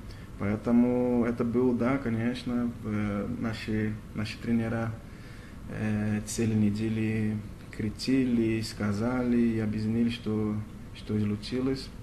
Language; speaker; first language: Russian; non-native, learner; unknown